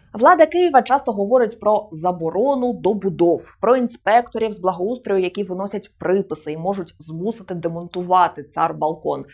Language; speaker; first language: Ukrainian; native; Ukrainian